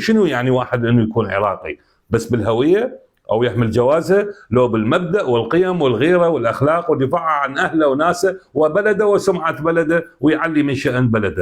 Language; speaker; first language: Arabic; native; Arabic